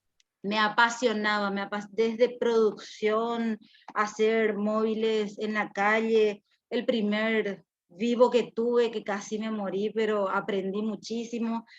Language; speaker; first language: Spanish; native; Spanish